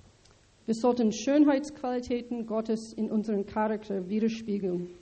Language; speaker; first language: German; non-native, learner; English